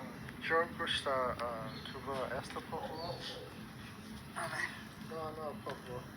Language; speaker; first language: Spanish; non-native, learner; English